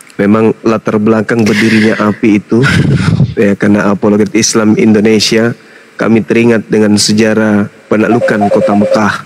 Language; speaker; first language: Indonesian; native; Indonesian